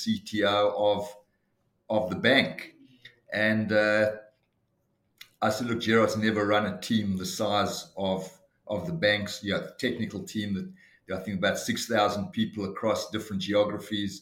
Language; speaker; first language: English; native; English